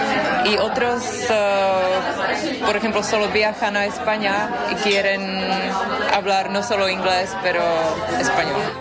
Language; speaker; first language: Spanish; non-native, fluent; Czech